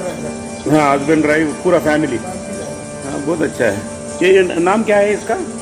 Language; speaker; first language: Hindi; non-native, local second language; Telugu